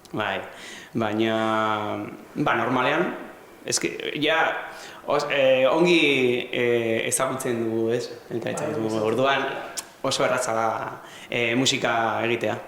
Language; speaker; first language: Basque; non-native, local second language; Spanish